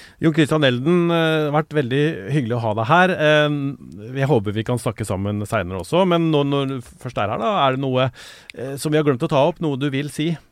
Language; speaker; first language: Norwegian; native; Norwegian